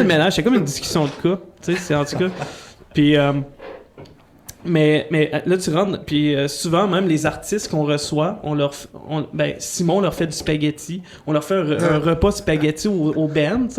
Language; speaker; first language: French; native; French